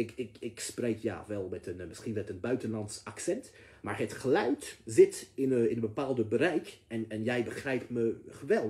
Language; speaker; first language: Dutch; non-native, fluent; English